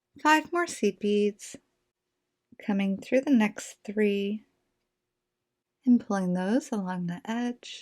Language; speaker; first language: English; native; English